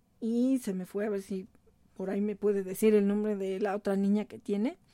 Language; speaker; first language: Spanish; native; Spanish